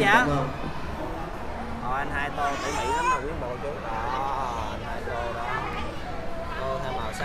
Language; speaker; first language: Vietnamese; native; Vietnamese